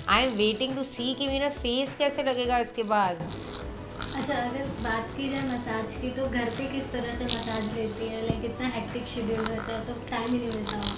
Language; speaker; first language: Hindi; non-native, local second language; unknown